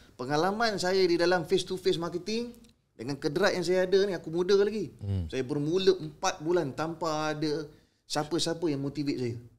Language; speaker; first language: Malay; native; Malay